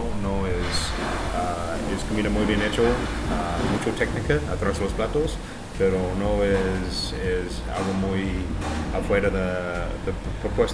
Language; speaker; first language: Spanish; non-native, fluent; English